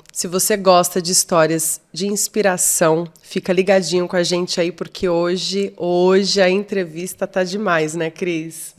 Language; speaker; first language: Portuguese; native; Portuguese